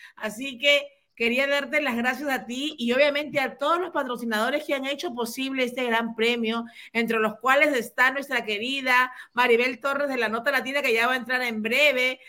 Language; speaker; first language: Spanish; native; Spanish